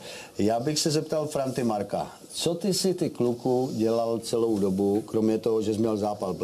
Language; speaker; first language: Czech; native; Czech